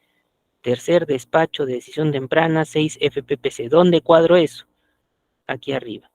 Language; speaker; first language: Spanish; native; Spanish